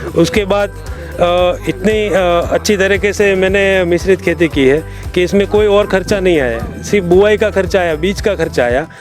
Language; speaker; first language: Hindi; non-native, local second language; Gujarati